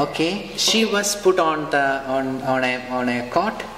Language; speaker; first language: English; non-native, local second language; Malayalam